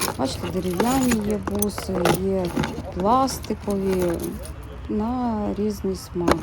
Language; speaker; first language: Ukrainian; non-native, local second language; Russian